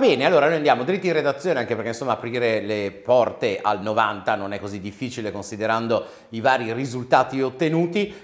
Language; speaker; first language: Italian; native; Italian